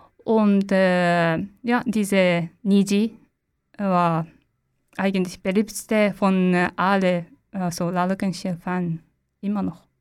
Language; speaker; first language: German; non-native, learner; Japanese